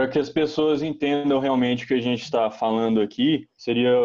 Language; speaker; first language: Spanish; non-native, learner; Portuguese